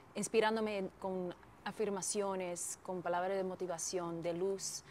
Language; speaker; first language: Spanish; non-native, fluent; English